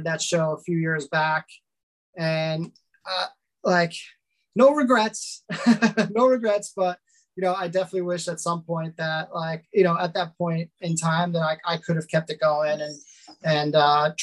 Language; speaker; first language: English; native; English